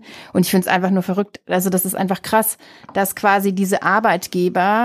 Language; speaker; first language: German; native; German